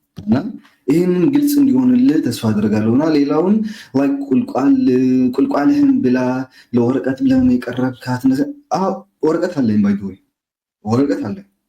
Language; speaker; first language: Amharic; non-native, local second language; Tigrinya